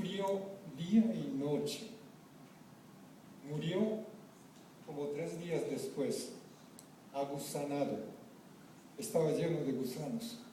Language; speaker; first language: Spanish; non-native, fluent; Japanese